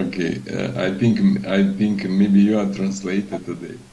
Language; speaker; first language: English; non-native, learner; Serbian